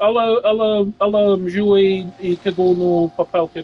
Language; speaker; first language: Portuguese; native; Portuguese